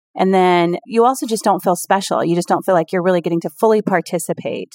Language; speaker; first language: English; native; English